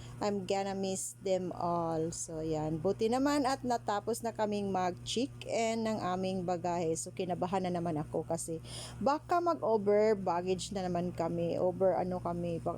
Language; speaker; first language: Filipino; native; Filipino